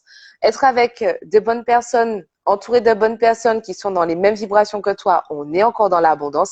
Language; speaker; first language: French; native; French